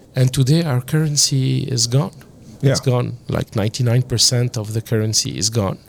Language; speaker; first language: English; non-native, fluent; French